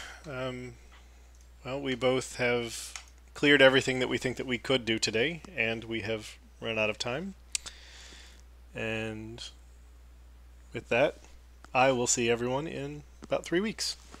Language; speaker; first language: English; native; English